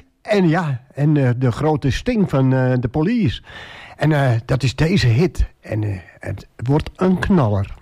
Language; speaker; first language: Dutch; native; Dutch